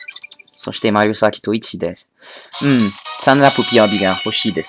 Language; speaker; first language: Japanese; non-native, learner; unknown